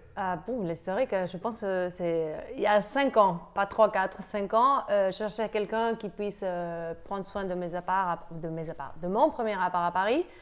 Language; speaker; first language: French; non-native, fluent; Spanish